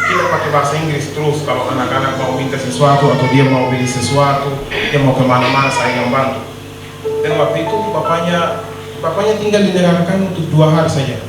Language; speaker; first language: Indonesian; non-native, learner; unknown